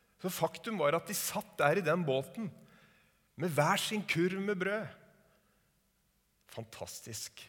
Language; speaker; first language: Norwegian; native; Norwegian